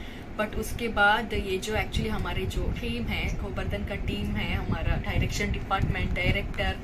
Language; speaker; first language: Hindi; non-native, local second language; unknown